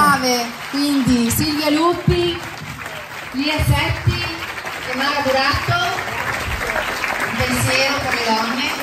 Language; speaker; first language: Italian; native; Italian